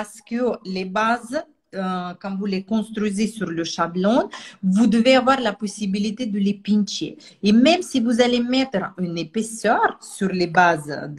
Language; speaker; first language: French; non-native, fluent; Russian